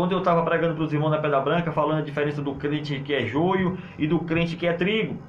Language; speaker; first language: Portuguese; native; Portuguese